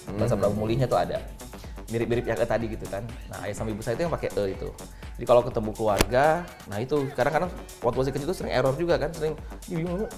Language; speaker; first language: Indonesian; non-native, local second language; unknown